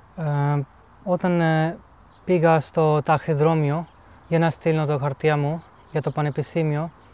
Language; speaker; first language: Greek; non-native, learner; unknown